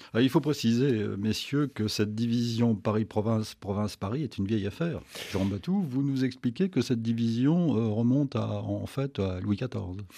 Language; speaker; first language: French; native; French